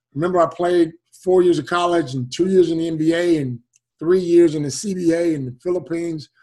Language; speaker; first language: English; native; English